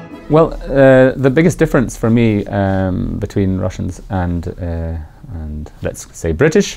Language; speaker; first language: English; native; English